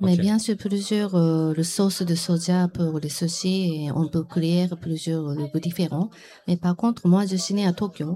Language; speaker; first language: French; non-native, learner; Japanese